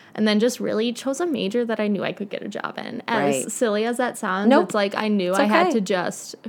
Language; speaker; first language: English; native; English